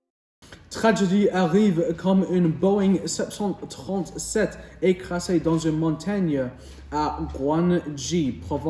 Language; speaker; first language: French; non-native, learner; English